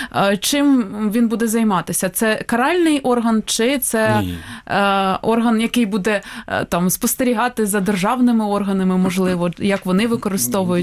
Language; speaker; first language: Ukrainian; native; Ukrainian